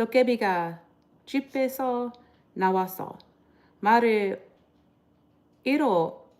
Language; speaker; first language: Korean; non-native, learner; English